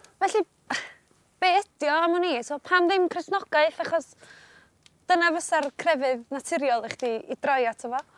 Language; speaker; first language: Welsh; native; Welsh